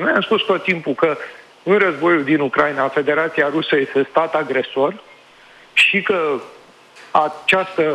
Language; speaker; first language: Romanian; native; Romanian